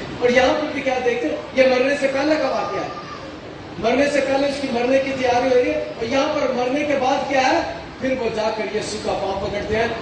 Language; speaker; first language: Urdu; non-native, local second language; Punjabi